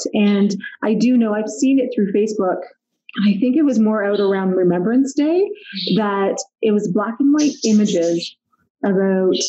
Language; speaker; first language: English; native; English